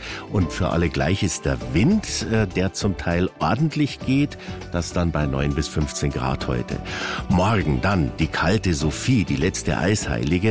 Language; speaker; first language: German; native; German